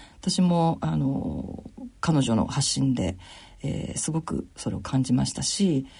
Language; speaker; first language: Japanese; native; Japanese